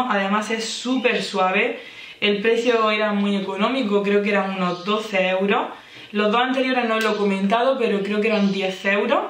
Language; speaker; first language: Spanish; native; Spanish